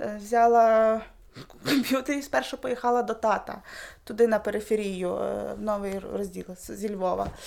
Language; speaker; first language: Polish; non-native, learner; Ukrainian